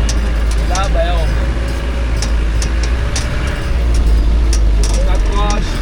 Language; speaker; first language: French; native; French